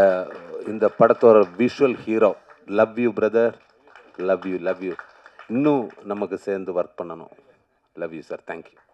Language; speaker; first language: Tamil; non-native, learner; Malayalam